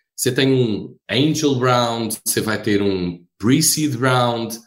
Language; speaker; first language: Portuguese; native; Portuguese